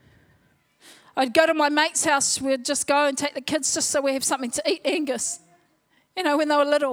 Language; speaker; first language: English; native; English